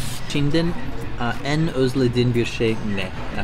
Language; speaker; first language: Turkish; non-native, learner; English